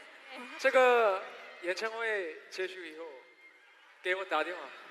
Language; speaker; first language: Chinese; non-native, learner; Korean